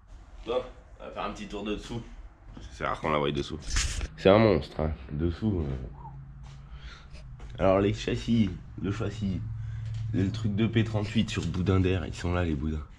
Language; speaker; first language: French; native; French